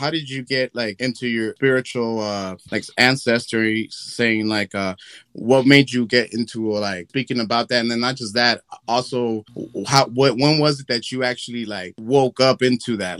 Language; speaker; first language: English; early bilingual, other home language; Spanish